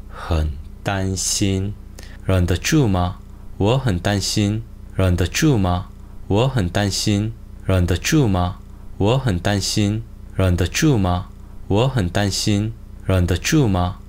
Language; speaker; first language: Chinese; non-native, fluent; Korean